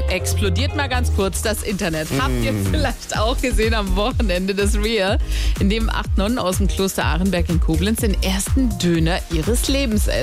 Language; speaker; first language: German; native; German